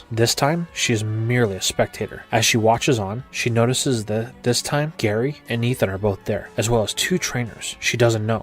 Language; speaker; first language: English; native; English